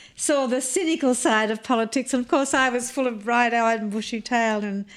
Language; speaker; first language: English; native; English